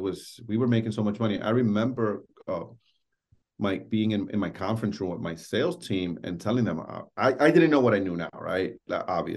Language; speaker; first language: English; native; English